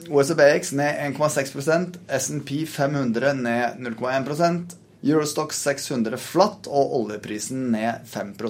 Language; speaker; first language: Norwegian; native; Norwegian